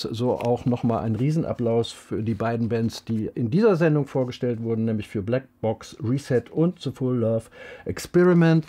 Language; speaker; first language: German; native; German